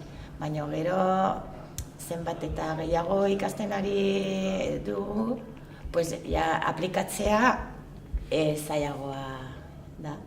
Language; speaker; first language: Basque; non-native, learner; French